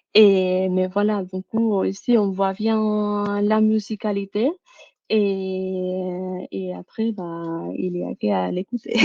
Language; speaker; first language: French; non-native, fluent; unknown